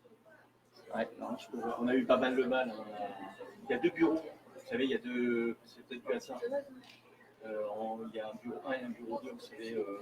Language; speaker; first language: French; native; French